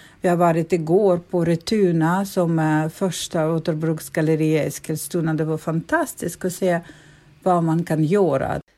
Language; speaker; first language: Swedish; non-native, fluent; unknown